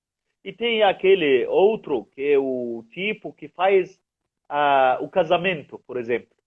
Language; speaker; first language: Portuguese; non-native, fluent; Arabic